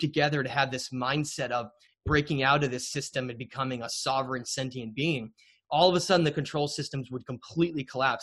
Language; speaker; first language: English; native; English